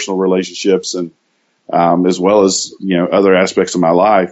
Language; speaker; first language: English; native; English